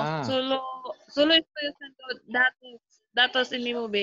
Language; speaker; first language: Spanish; non-native, learner; Filipino